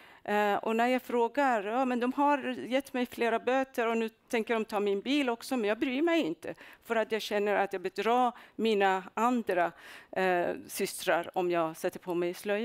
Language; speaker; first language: Swedish; non-native, fluent; Persian